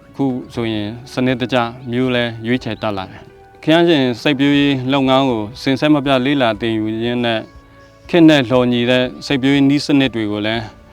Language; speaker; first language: Burmese; native; Burmese